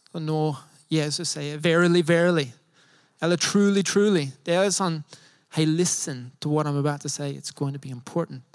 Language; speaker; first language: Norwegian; non-native, fluent; English